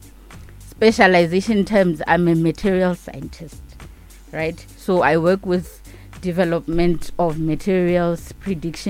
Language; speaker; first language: English; non-native, local second language; Northern Sotho